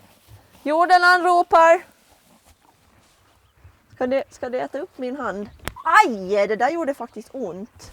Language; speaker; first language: Swedish; native; Swedish